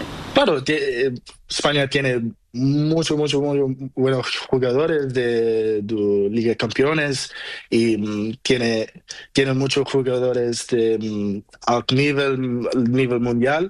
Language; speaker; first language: Spanish; non-native, learner; Portuguese